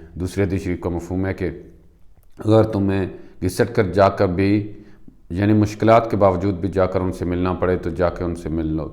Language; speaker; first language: Urdu; non-native, local second language; Baluchi